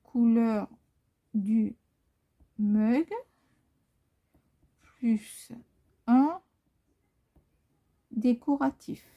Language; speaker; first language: French; native; French